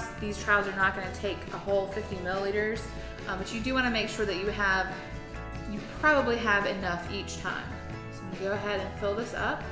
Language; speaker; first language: English; native; English